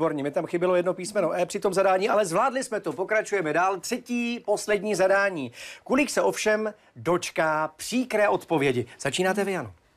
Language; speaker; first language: Czech; native; Czech